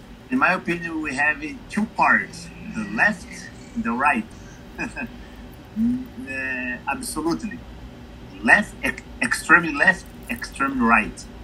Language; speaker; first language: English; non-native, learner; Portuguese